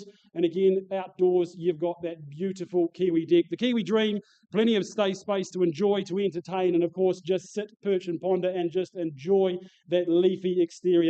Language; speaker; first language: English; native; English